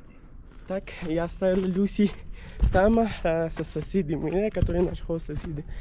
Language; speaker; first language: Russian; non-native, learner; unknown